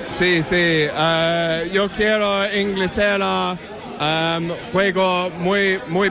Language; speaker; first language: Spanish; non-native, learner; English